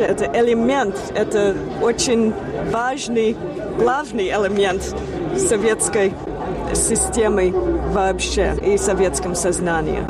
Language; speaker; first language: Russian; non-native, fluent; English